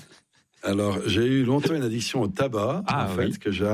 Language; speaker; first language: French; native; French